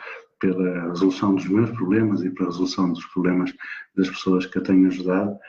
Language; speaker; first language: Portuguese; native; Portuguese